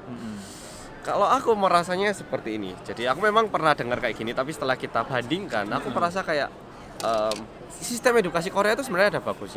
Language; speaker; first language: Indonesian; early bilingual, other home language; Korean